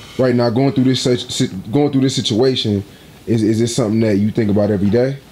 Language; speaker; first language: English; native; English